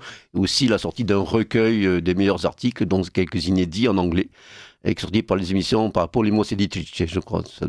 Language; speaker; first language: French; native; French